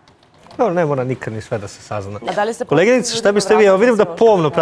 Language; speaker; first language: Serbian; native; Serbian